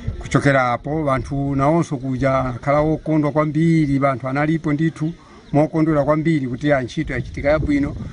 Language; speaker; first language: Nyanja; non-native, local second language; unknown